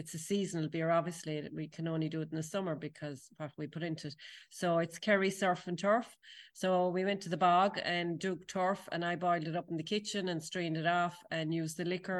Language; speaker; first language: English; native; English